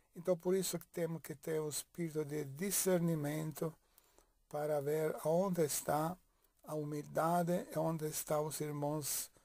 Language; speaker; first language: Portuguese; non-native, fluent; Italian